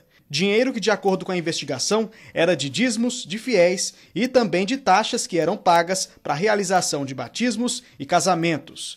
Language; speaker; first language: Portuguese; native; Portuguese